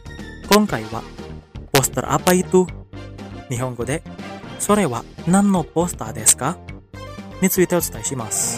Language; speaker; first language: Japanese; non-native, fluent; Indonesian